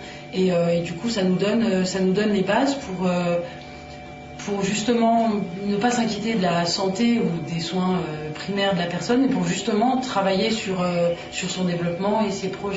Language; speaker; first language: French; native; French